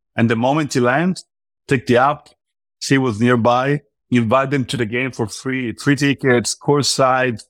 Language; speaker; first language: English; non-native, fluent; Italian